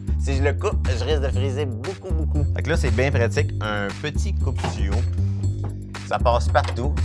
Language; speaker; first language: French; native; French